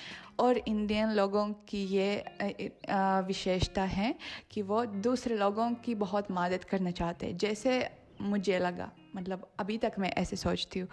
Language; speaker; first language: Hindi; non-native, fluent; Russian